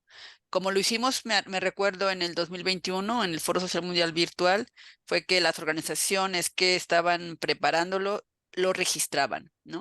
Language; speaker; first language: Spanish; native; Spanish